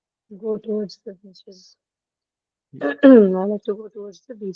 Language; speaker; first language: English; non-native, local second language; Hindi